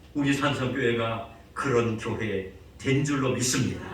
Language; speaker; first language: Korean; native; Korean